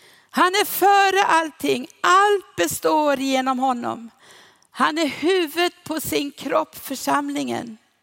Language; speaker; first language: Swedish; non-native, fluent; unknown